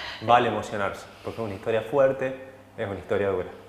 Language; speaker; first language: Spanish; native; Spanish